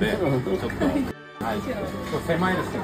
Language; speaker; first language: Japanese; native; Japanese